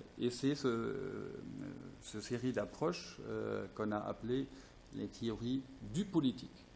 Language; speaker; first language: French; non-native, fluent; German